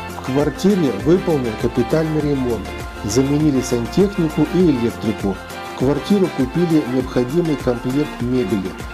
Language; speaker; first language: Russian; native; Russian